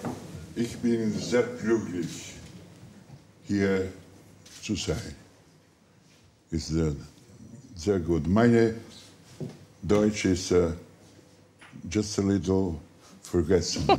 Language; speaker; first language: German; non-native, learner; French